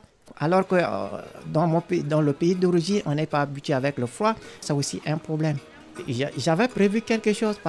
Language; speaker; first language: French; non-native, local second language; Sango